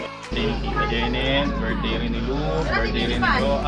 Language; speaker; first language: Filipino; native; Filipino